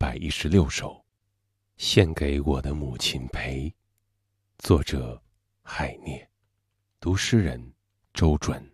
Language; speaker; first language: Chinese; native; Chinese